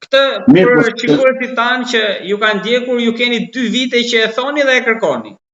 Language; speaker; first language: Albanian; native; Albanian